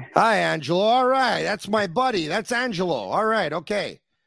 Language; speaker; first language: English; native; English